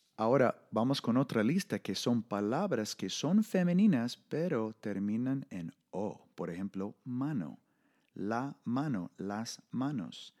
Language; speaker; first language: Spanish; non-native, fluent; English